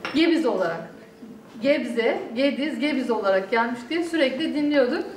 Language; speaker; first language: Turkish; native; Turkish